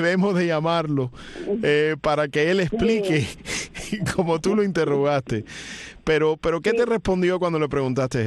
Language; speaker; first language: Spanish; early bilingual, heritage; Spanish